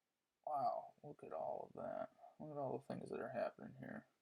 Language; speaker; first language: English; native; English